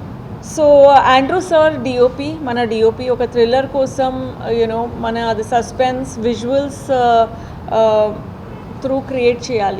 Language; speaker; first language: Telugu; non-native, fluent; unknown